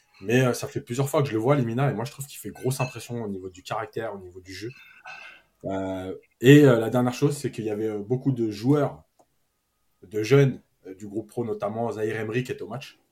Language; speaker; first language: French; native; French